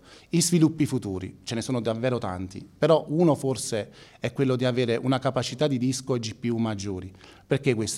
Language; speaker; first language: Italian; native; Italian